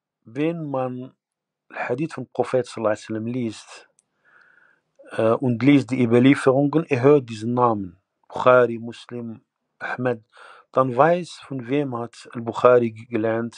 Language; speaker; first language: German; non-native, fluent; Arabic